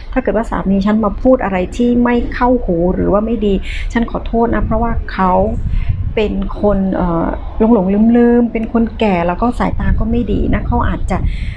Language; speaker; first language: Thai; native; Thai